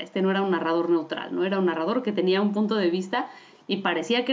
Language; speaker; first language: Spanish; native; Spanish